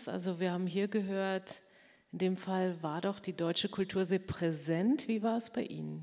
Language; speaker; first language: German; native; German